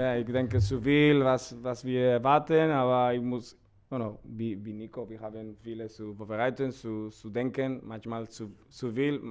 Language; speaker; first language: German; non-native, learner; Spanish